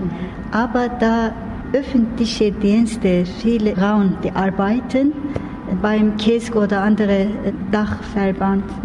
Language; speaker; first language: German; non-native, learner; Turkish